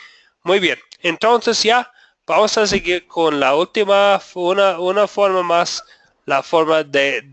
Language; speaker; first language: Spanish; non-native, fluent; English